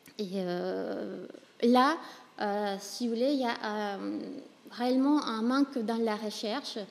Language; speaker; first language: French; non-native, fluent; Spanish